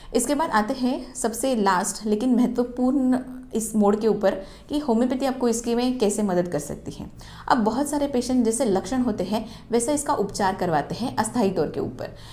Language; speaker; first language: Hindi; non-native, local second language; Marathi